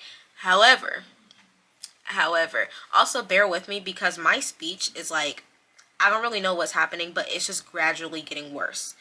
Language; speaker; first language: English; native; English